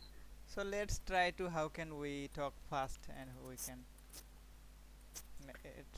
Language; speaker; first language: English; non-native, learner; Bangla